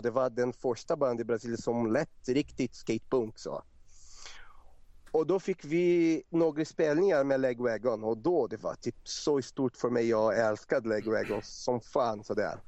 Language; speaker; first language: Swedish; non-native, fluent; Portuguese